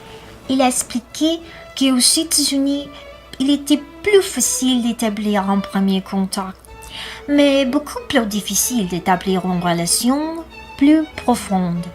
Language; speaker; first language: French; non-native, learner; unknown